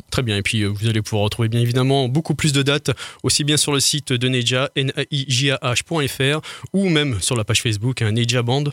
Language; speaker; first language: French; native; French